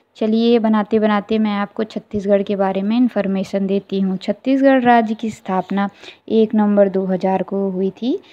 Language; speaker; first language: Hindi; native; Hindi